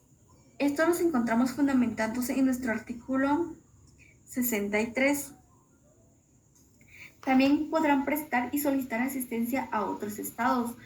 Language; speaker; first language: Spanish; native; Spanish